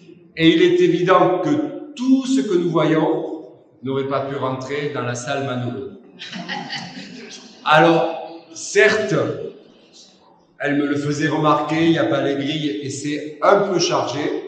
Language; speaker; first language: French; native; French